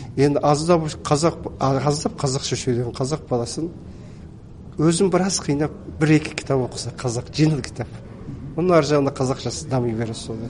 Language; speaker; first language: Kazakh; early bilingual, heritage; Kazakh